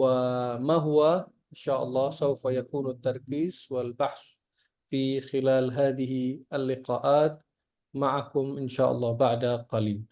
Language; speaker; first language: Arabic; non-native, fluent; Indonesian